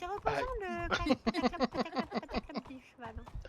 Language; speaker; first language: French; native; French